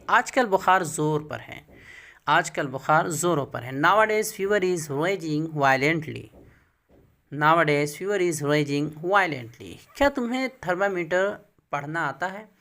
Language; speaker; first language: Urdu; native; Urdu